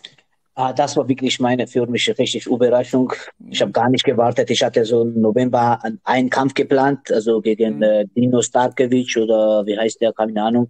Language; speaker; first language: German; non-native, learner; Georgian